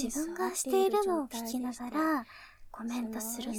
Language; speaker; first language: Japanese; native; Japanese